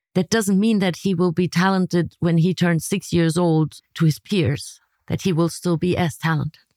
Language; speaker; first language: English; non-native, fluent; German